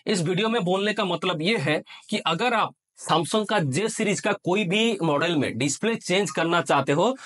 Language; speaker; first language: Hindi; non-native, local second language; Odia